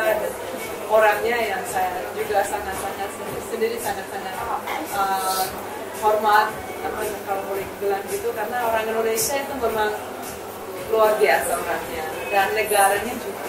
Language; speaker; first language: Indonesian; non-native, fluent; Russian